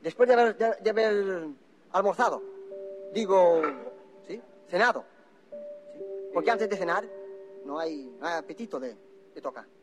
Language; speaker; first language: Spanish; non-native, local second language; Catalan